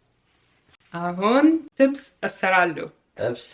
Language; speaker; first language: Amharic; non-native, learner; Arabic